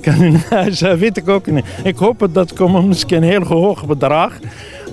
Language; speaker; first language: Dutch; non-native, learner; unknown